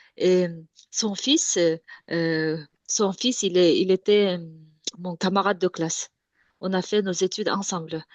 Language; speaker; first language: French; non-native, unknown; Kyrgyz